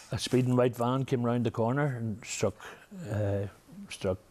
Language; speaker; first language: English; native; English